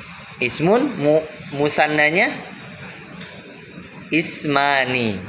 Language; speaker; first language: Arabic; non-native, fluent; Indonesian